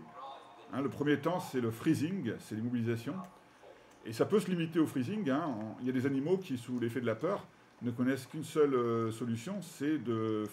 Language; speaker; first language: French; native; French